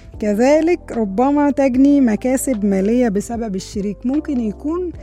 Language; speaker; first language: Arabic; native; Arabic